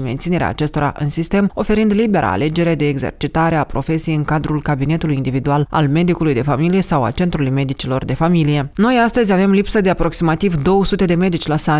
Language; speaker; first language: Romanian; native; Romanian